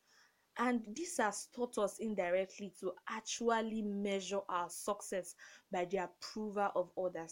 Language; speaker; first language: English; non-native, local second language; Yoruba